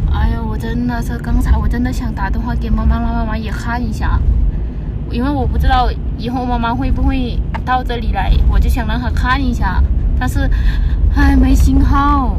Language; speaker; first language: Chinese; non-native, fluent; Lao